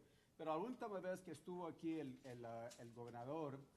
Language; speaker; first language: Spanish; early bilingual, heritage; Spanish